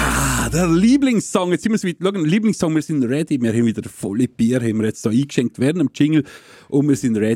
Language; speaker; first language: German; native; German